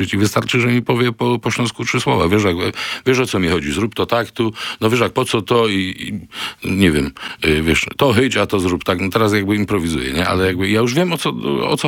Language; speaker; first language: Polish; non-native, local second language; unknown